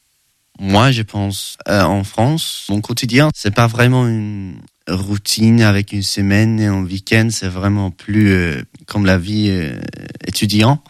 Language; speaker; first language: French; non-native, learner; Swedish